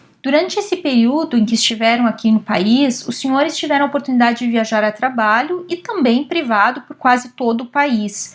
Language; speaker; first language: Portuguese; native; Portuguese